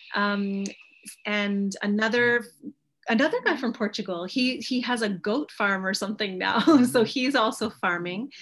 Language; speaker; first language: English; native; English